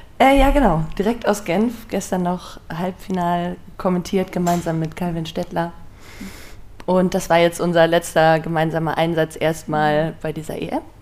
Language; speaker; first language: German; native; German